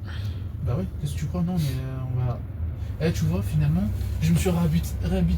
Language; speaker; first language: French; native; French